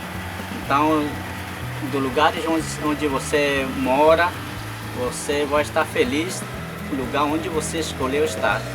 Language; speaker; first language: Portuguese; non-native, local second language; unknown